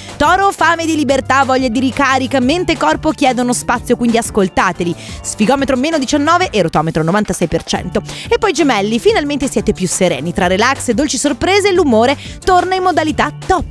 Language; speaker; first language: Italian; native; Italian